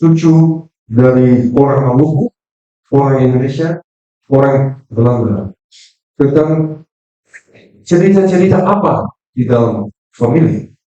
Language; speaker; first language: Indonesian; non-native, fluent; Dutch